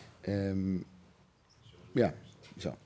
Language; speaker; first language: Dutch; native; Dutch